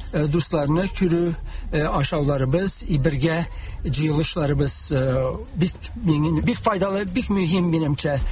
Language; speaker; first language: Tatar; early bilingual, heritage; Tatar